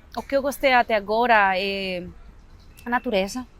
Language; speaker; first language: Portuguese; non-native, fluent; Spanish